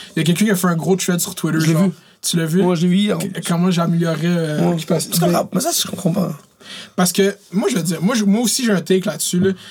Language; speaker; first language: French; early bilingual, other home language; Arabic